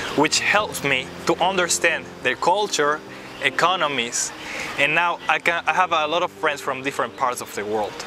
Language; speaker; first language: English; non-native, fluent; Spanish